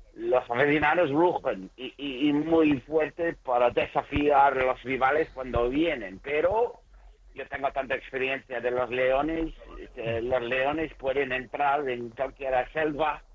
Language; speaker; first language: Spanish; non-native, learner; English